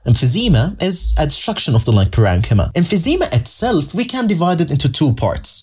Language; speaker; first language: English; non-native, fluent; Arabic